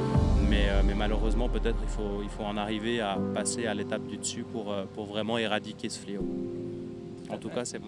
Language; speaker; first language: French; native; French